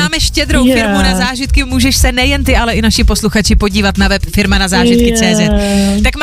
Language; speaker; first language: Czech; native; Czech